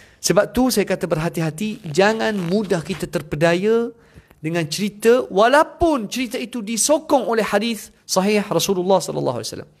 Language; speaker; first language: Malay; non-native, fluent; Arabic